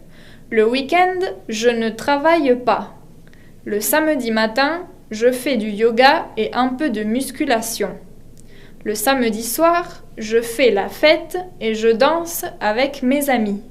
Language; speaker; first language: French; non-native, fluent; Spanish